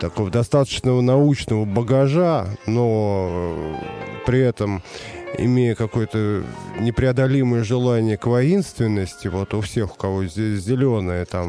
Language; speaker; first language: Russian; native; Russian